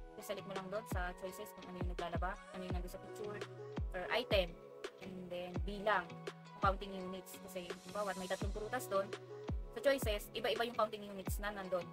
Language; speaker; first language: Filipino; native; Filipino